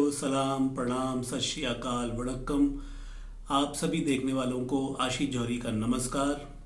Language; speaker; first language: Hindi; native; Hindi